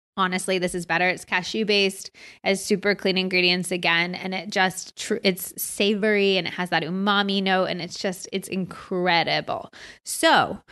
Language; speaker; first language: English; native; English